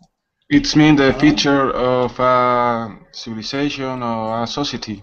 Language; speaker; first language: English; non-native, learner; Spanish